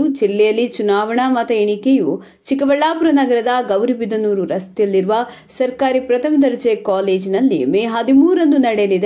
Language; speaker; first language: Kannada; native; Kannada